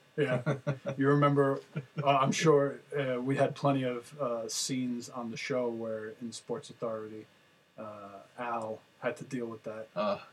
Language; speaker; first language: English; native; English